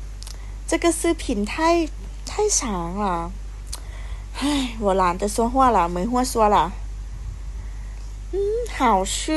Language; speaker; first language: Chinese; non-native, learner; Lao